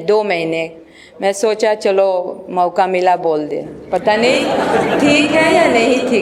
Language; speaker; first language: Hindi; non-native, local second language; Marathi